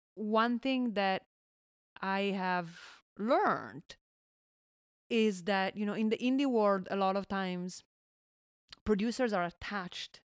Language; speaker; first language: English; non-native, fluent; Italian